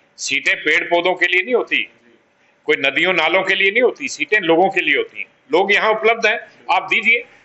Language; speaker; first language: Hindi; non-native, local second language; Pahari-Potwari